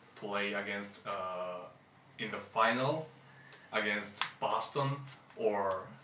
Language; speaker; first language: English; non-native, learner; Japanese